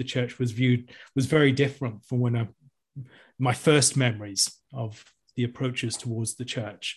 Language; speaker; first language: English; native; English